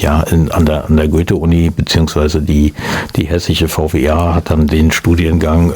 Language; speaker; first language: German; native; German